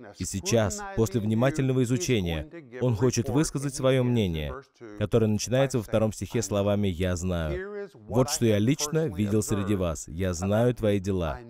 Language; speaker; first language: Russian; non-native, fluent; English